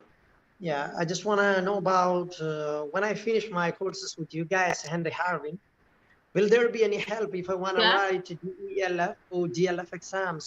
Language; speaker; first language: English; non-native, local second language; Malayalam